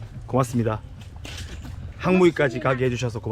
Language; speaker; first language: Korean; native; Korean